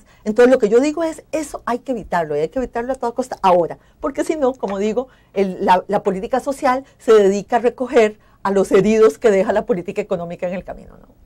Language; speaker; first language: Spanish; native; Spanish